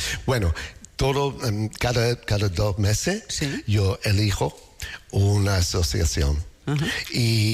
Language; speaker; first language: Spanish; non-native, learner; English